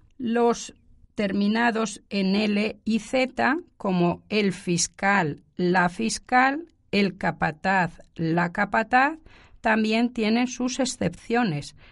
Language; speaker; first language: Spanish; native; Spanish